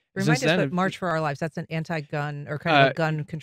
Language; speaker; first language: English; native; English